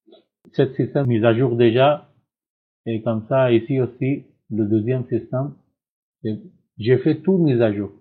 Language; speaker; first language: French; non-native, learner; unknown